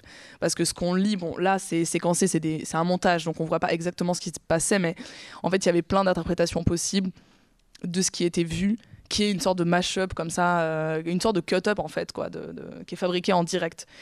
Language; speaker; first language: French; native; French